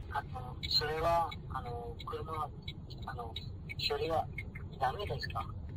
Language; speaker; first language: Japanese; non-native, learner; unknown